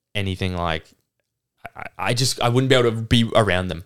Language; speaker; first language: English; native; English